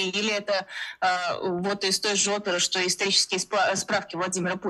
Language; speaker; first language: Russian; native; Russian